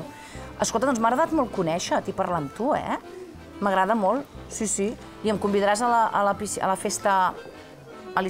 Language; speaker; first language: Catalan; native; Catalan